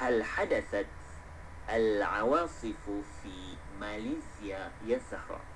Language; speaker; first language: Arabic; non-native, fluent; Malay